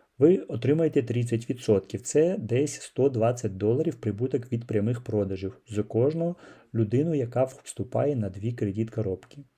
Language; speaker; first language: Ukrainian; non-native, local second language; Russian